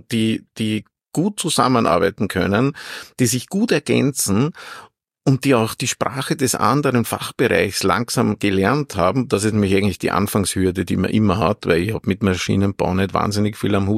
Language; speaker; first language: German; native; German